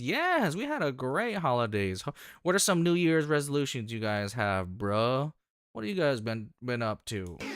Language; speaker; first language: English; native; English